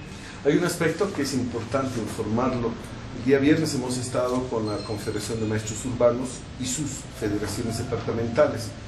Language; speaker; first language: Spanish; native; Spanish